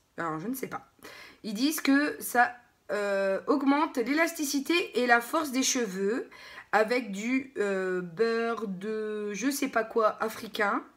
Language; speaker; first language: French; native; French